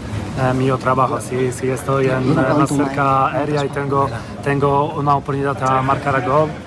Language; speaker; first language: Spanish; non-native, fluent; Polish